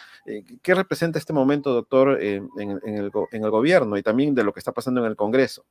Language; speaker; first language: Spanish; native; Spanish